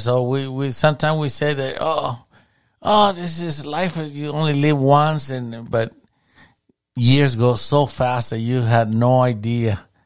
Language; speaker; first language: English; non-native, fluent; Spanish